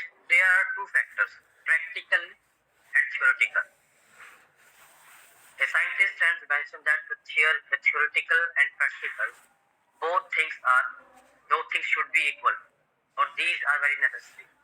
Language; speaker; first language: English; non-native, local second language; Hindi